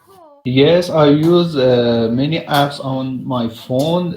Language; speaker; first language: English; non-native, learner; Persian